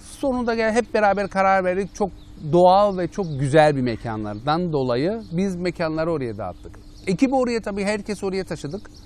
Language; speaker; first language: Turkish; early bilingual, heritage; Turkish